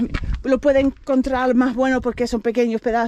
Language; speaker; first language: Spanish; non-native, learner; English